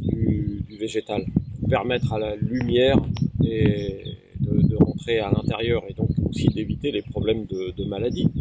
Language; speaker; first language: French; native; French